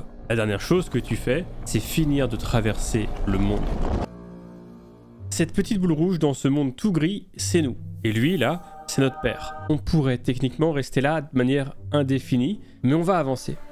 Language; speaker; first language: French; native; French